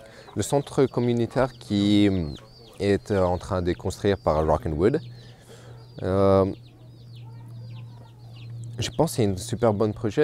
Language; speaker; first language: French; non-native, local second language; Nepali